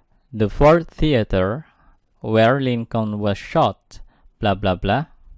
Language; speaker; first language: English; non-native, fluent; Indonesian